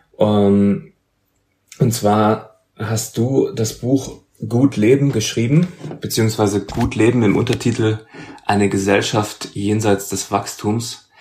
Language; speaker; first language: German; native; German